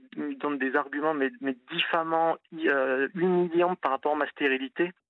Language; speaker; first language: French; native; French